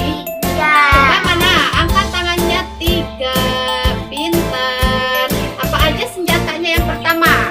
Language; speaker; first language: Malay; non-native, local second language; Sundanese